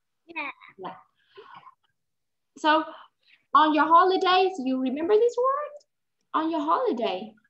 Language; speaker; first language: English; non-native, fluent; Vietnamese